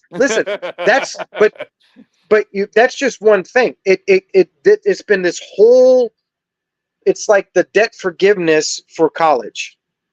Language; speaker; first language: English; native; English